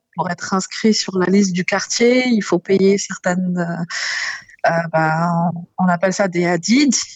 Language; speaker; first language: French; non-native, local second language; Malagasy